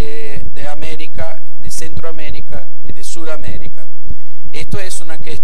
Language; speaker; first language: Spanish; non-native, fluent; Portuguese